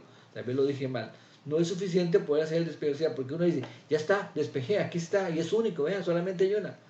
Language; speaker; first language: Spanish; native; Spanish